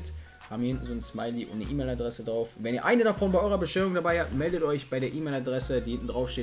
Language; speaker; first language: German; native; German